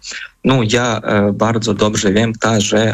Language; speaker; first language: Polish; non-native, fluent; Ukrainian